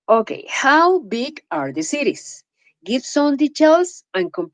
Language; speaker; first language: English; non-native, fluent; Spanish